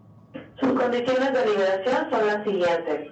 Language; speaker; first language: Spanish; native; Spanish